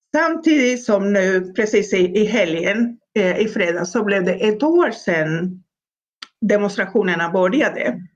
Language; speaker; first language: Swedish; non-native, fluent; Spanish